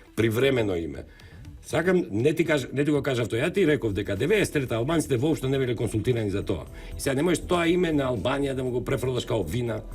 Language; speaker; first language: Macedonian; non-native, local second language; Albanian